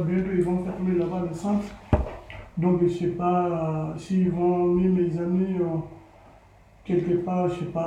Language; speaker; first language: French; non-native, learner; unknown